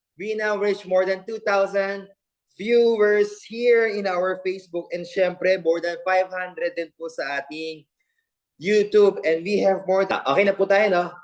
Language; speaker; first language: Filipino; native; Filipino